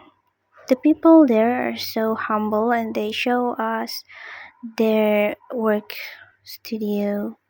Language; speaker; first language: English; non-native, learner; Indonesian